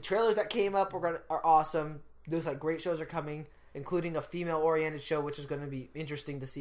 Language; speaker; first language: English; native; English